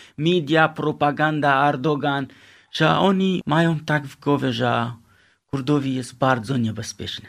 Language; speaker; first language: Polish; non-native, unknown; Kurdish